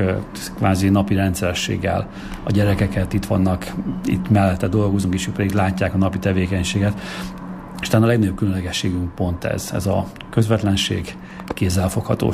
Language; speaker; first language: Hungarian; native; Hungarian